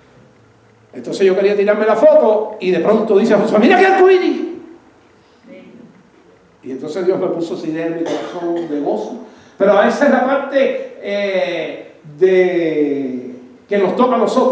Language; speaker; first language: Spanish; native; Spanish